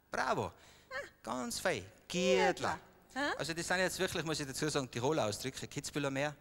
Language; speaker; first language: German; native; German